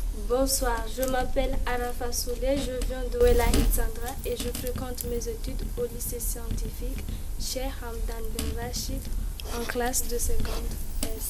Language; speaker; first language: French; non-native, local second language; Comorian